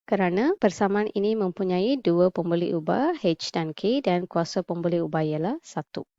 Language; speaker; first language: Malay; non-native, local second language; Tamil